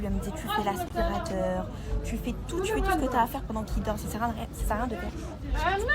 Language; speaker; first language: French; native; French